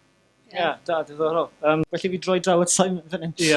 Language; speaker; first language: Welsh; native; Welsh